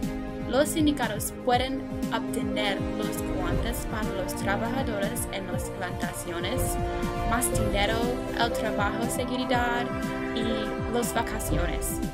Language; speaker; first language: Spanish; non-native, learner; English